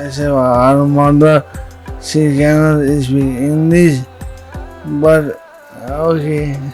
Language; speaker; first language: English; non-native, learner; Nepali